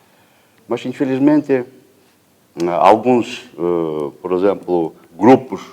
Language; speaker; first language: Portuguese; non-native, fluent; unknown